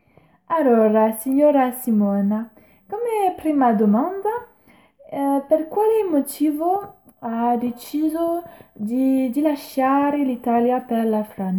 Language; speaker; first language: Italian; non-native, learner; French